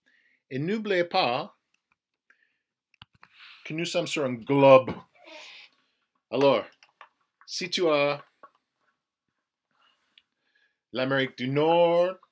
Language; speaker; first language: French; non-native, fluent; English